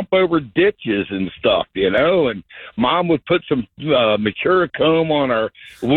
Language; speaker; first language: English; native; English